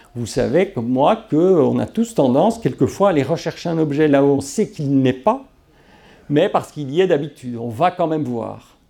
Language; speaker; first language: French; native; French